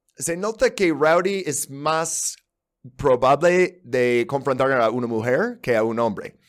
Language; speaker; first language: Spanish; non-native, fluent; English